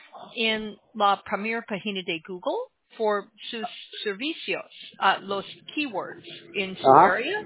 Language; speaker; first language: Spanish; non-native, learner; English